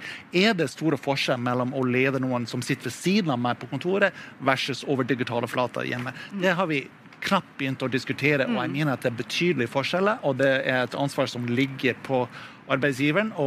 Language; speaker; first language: Norwegian; non-native, fluent; English